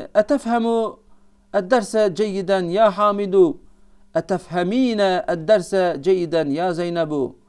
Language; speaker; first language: Arabic; non-native, fluent; Turkish